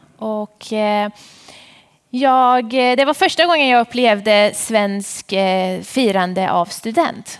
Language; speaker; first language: Swedish; non-native, fluent; Persian